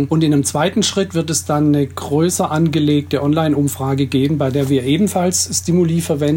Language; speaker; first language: German; native; German